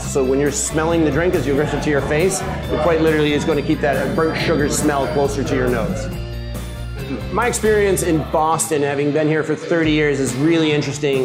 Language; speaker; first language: English; native; English